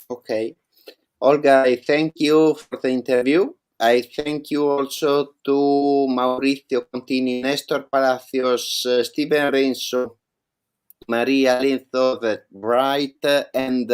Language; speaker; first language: English; non-native, learner; Italian